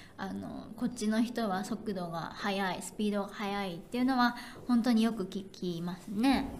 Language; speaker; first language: Japanese; native; Japanese